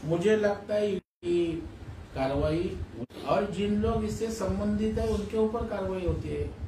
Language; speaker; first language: Hindi; non-native, local second language; Marathi